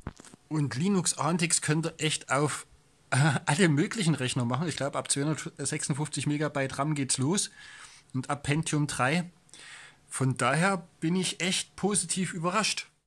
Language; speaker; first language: German; native; German